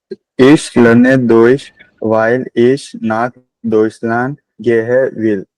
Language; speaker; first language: German; non-native, learner; Hindi